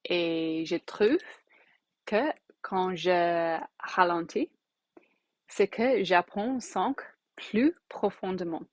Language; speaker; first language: French; non-native, learner; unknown